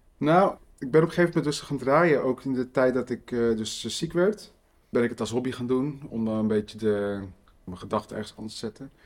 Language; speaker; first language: Dutch; early bilingual, other home language; Riffian